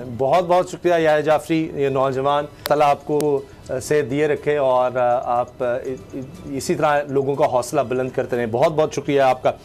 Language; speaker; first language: Urdu; native; Urdu